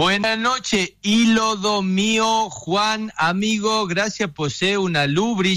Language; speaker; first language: Spanish; native; Spanish